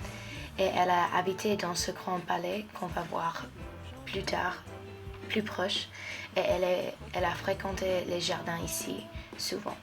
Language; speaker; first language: French; non-native, fluent; English